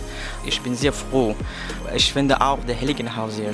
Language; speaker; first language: German; non-native, learner; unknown